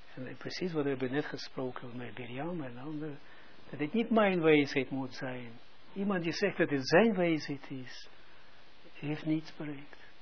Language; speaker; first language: Dutch; non-native, fluent; Hebrew